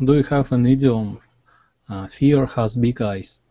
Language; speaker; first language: English; non-native, learner; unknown